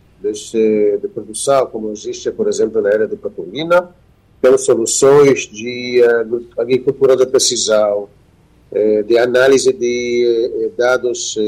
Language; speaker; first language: Portuguese; non-native, fluent; Hebrew